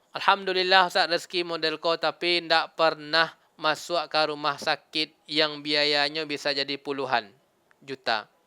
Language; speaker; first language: Malay; non-native, local second language; Minangkabau